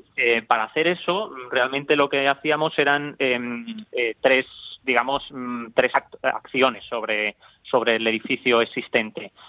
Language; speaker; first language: Spanish; native; Spanish